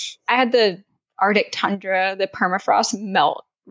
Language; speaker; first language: English; native; English